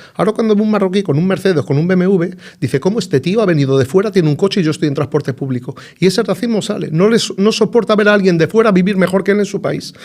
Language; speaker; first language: Spanish; early bilingual, other home language; Arabic